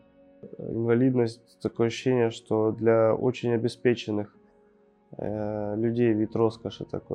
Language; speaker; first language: Russian; native; Russian